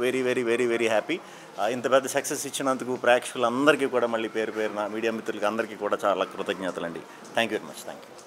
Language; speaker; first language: Telugu; native; Telugu